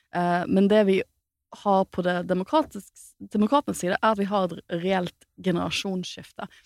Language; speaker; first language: Norwegian; native; Norwegian